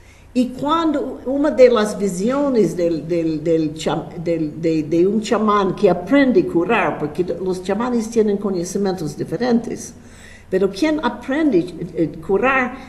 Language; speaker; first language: Spanish; non-native, fluent; English